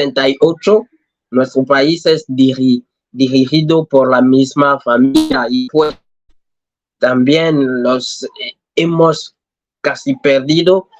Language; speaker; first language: Spanish; non-native, learner; French